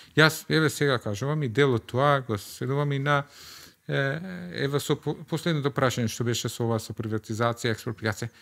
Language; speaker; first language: Macedonian; non-native, local second language; Albanian